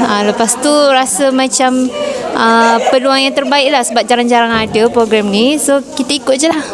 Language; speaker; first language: Malay; native; Malay